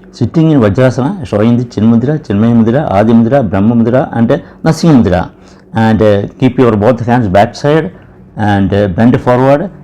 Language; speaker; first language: English; non-native, local second language; Malayalam